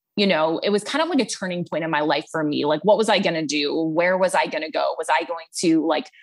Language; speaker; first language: English; native; English